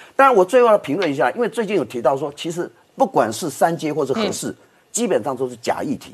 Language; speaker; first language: Chinese; native; Chinese